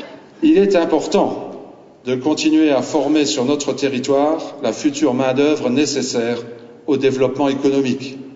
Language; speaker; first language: French; native; French